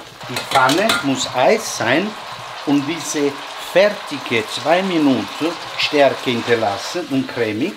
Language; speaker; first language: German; non-native, learner; Italian